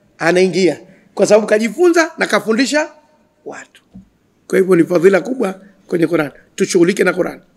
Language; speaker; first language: Swahili; native; Swahili